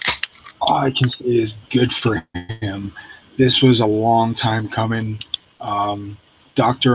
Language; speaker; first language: English; native; English